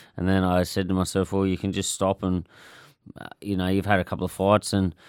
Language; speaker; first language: English; native; English